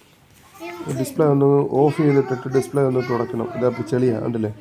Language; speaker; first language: Malayalam; native; Malayalam